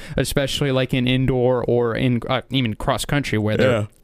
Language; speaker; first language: English; native; English